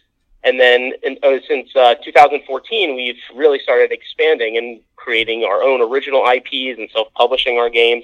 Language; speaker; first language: English; native; English